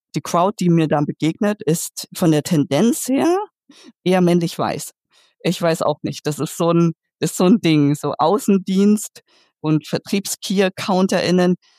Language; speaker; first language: German; early bilingual, other home language; Vietnamese